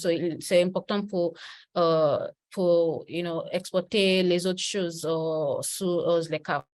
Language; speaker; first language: French; non-native, learner; Yoruba